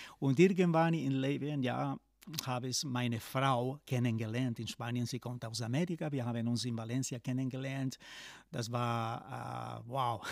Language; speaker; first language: German; non-native, fluent; Spanish